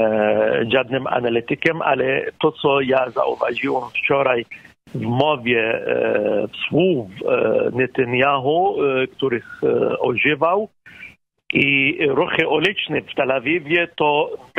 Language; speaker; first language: Polish; non-native, fluent; Arabic